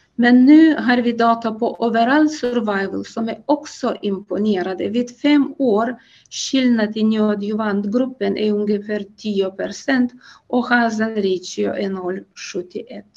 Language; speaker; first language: Swedish; non-native, fluent; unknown